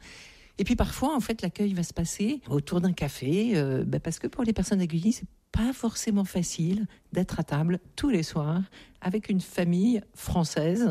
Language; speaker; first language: French; native; French